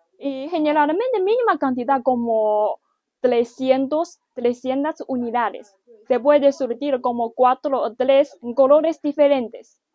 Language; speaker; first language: Spanish; non-native, learner; Chinese